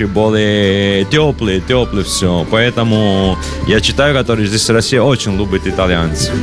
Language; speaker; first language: Russian; non-native, learner; Italian